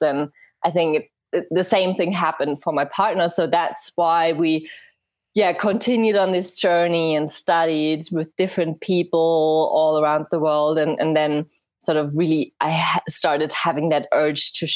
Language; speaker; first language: English; non-native, fluent; German